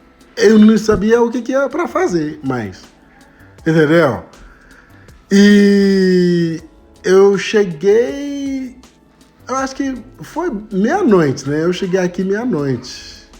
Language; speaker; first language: Portuguese; non-native, fluent; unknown